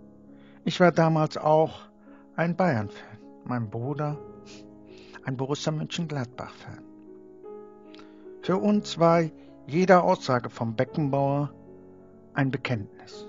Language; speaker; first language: German; early bilingual, other home language; Turkish